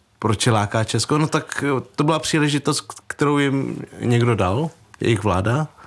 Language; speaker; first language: Czech; early bilingual, other home language; Vietnamese